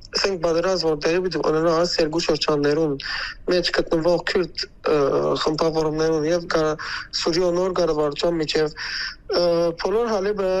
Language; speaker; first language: Armenian; native; Armenian